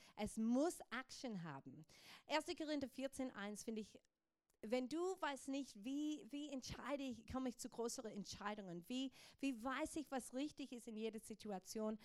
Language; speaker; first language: German; non-native, fluent; English